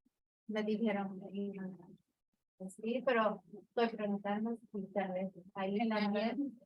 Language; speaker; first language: Spanish; non-native, learner; English